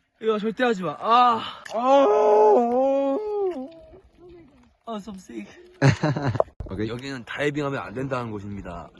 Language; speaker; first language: Korean; native; Korean